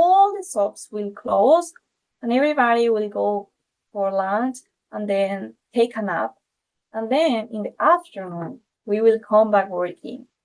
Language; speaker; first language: English; non-native, fluent; Spanish